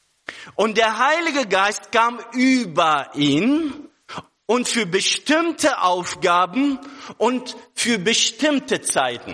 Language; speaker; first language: German; non-native, fluent; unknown